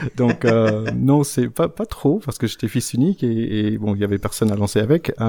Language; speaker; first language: French; non-native, fluent; English